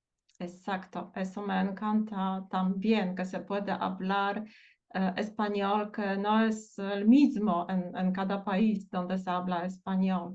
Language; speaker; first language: Spanish; non-native, fluent; Portuguese